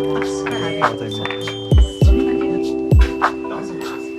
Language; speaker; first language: Japanese; non-native, fluent; Korean